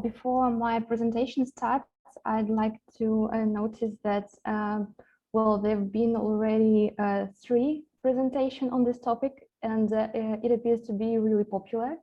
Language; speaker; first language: English; non-native, fluent; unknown